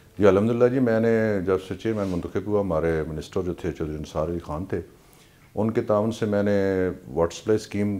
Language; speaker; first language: Urdu; non-native, local second language; Punjabi